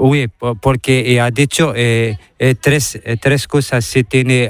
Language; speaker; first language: Spanish; non-native, learner; Arabic